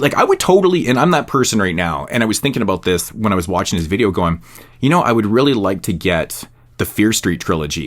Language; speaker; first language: English; native; English